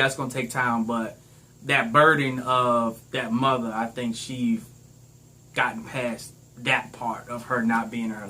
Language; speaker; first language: English; native; English